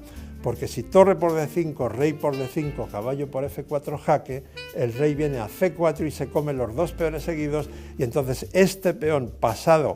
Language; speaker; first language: Spanish; native; Spanish